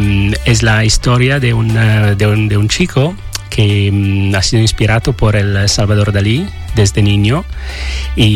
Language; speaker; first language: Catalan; non-native, learner; Italian